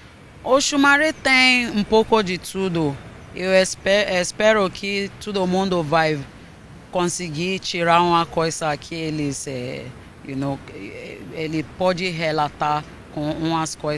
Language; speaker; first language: Portuguese; non-native, fluent; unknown